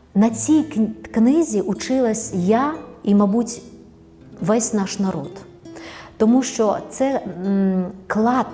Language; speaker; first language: Ukrainian; non-native, fluent; Russian